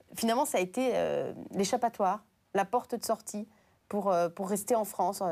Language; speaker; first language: French; native; French